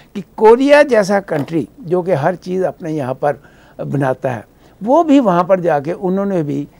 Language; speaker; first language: Hindi; native; Hindi